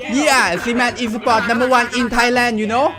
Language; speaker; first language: English; non-native, learner; Thai